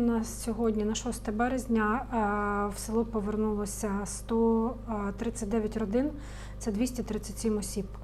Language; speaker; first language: Ukrainian; native; Ukrainian